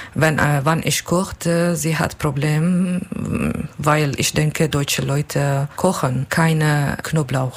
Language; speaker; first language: German; non-native, learner; Kurdish